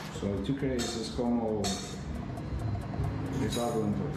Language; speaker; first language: Spanish; non-native, learner; English